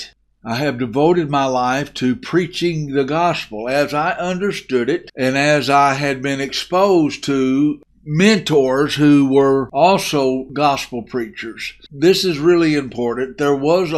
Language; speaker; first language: English; native; English